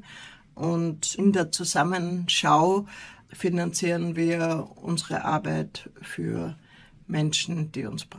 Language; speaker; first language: German; native; German